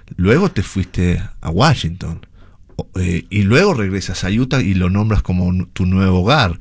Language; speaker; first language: Spanish; native; Spanish